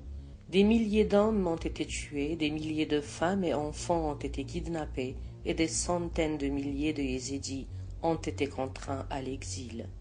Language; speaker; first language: French; native; French